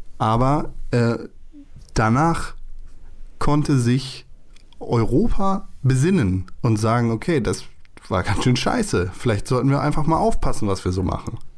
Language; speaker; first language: German; native; German